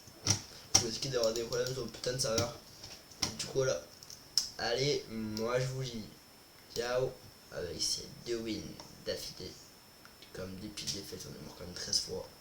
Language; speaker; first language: French; native; French